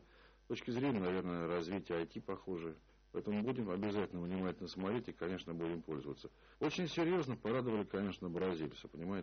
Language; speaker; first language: Russian; native; Russian